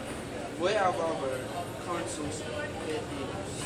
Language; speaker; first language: Spanish; non-native, learner; English